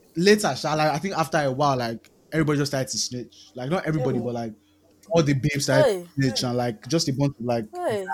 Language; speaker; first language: English; non-native, local second language; Yoruba